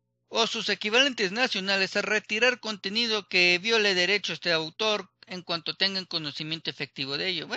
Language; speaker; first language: Spanish; native; Spanish